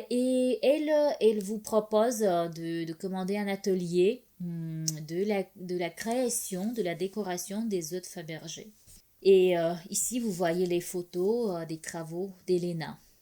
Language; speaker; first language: French; non-native, fluent; Russian